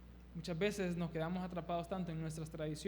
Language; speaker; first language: Spanish; native; Spanish